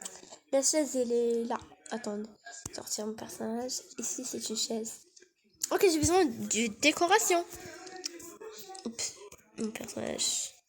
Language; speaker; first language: French; non-native, learner; Arabic